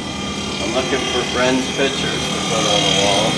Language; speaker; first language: English; native; English